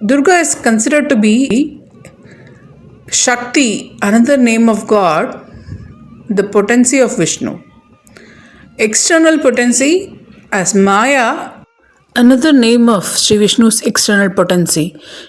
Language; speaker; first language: English; non-native, local second language; Tamil